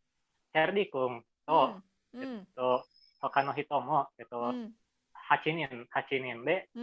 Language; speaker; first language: Japanese; non-native, learner; Indonesian